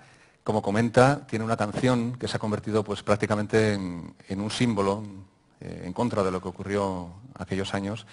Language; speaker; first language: Spanish; native; Spanish